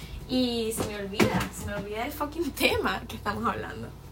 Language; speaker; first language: Spanish; native; Spanish